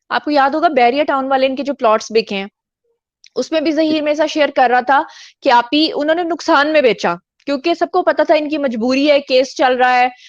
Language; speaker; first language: Urdu; native; Urdu